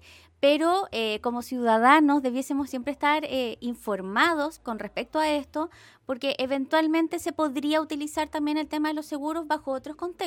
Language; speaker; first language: Spanish; native; Spanish